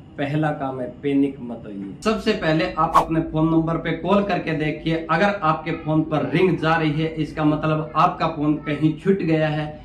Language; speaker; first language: Hindi; native; Hindi